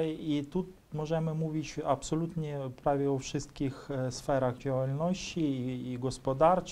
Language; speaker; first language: Polish; non-native, fluent; Ukrainian